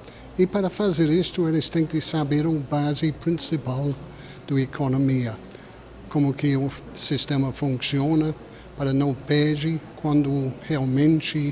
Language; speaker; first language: Portuguese; non-native, fluent; English